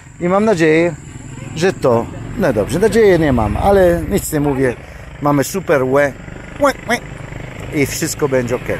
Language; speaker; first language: Polish; non-native, learner; Italian